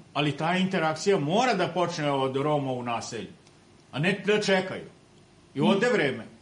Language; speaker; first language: Bosnian; non-native, local second language; Romany